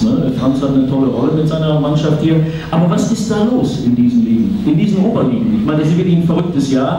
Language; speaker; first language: German; native; German